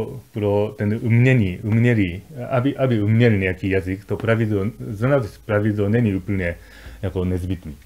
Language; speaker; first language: Czech; non-native, fluent; Japanese